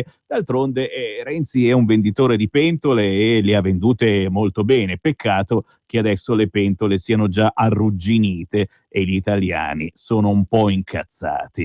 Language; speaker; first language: Italian; native; Italian